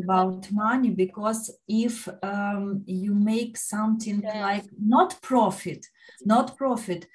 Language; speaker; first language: English; non-native, learner; Ukrainian